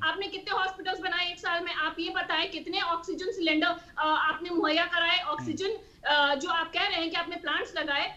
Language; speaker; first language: Hindi; native; Hindi